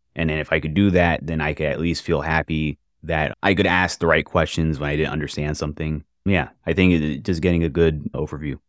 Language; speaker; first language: English; native; English